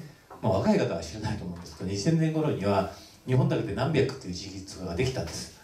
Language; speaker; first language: Japanese; native; Japanese